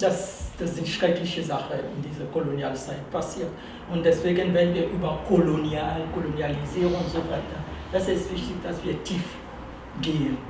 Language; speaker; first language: German; non-native, fluent; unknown